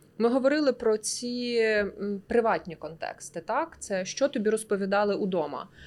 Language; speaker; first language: Ukrainian; native; Ukrainian